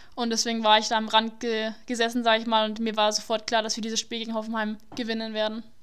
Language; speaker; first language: German; native; German